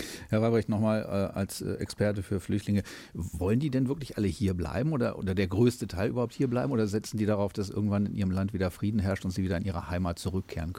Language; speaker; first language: German; native; German